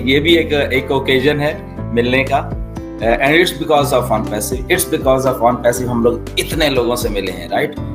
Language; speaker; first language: Hindi; native; Hindi